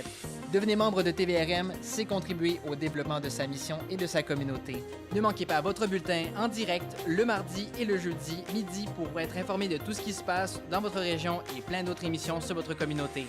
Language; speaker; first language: French; native; French